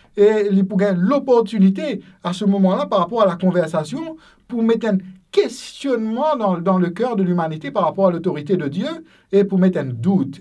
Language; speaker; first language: French; non-native, local second language; Haitian Creole